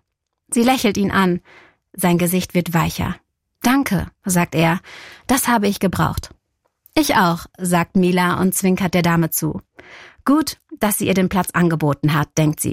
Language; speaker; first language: German; native; German